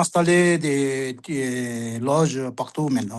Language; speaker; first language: French; non-native, learner; Sherpa